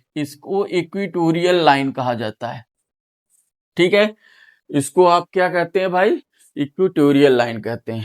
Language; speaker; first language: Hindi; native; Hindi